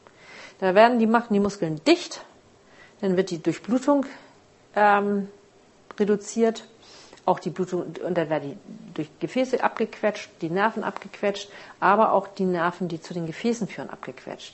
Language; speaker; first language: German; native; German